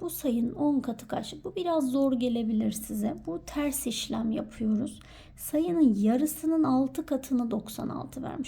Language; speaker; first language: Turkish; native; Turkish